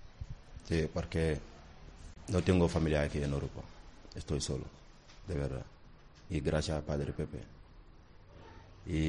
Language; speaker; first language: Spanish; non-native, learner; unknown